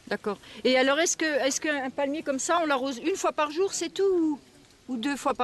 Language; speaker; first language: French; native; French